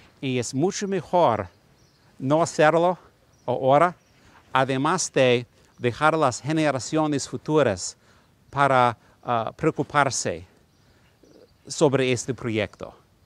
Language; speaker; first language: Spanish; non-native, learner; English